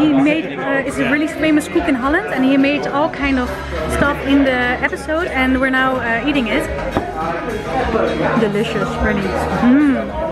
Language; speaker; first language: English; non-native, fluent; Dutch